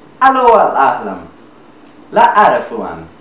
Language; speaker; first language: Arabic; non-native, learner; English